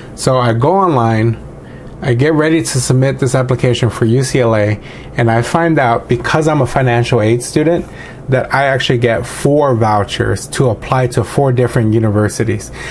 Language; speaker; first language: English; native; English